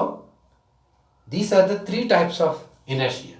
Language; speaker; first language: English; non-native, local second language; Tamil